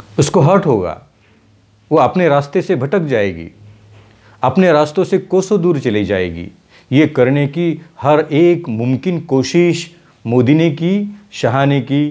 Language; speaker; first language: Hindi; non-native, local second language; Marathi